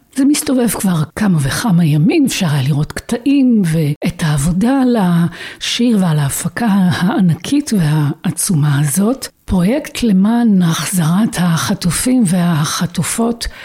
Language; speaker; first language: Hebrew; native; Hebrew